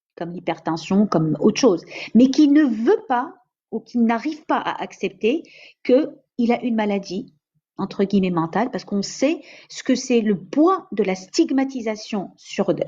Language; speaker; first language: French; non-native, local second language; Arabic